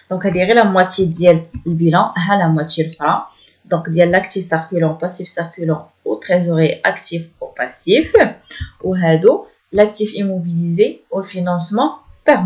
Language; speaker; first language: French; non-native, local second language; Arabic